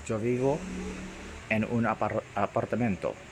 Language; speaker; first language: Spanish; non-native, learner; English